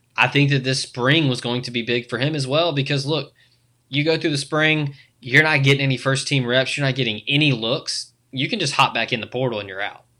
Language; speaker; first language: English; native; English